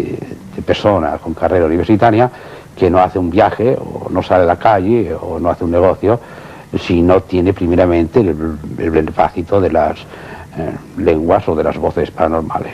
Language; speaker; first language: Spanish; native; Spanish